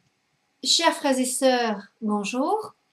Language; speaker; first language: French; native; French